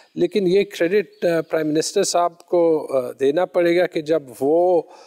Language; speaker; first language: Urdu; non-native, local second language; Pashto